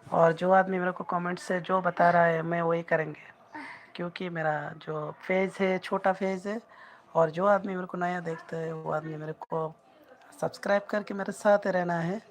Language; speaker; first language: Hindi; non-native, learner; Bangla